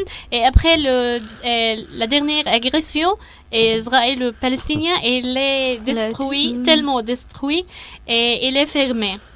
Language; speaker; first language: French; non-native, learner; Arabic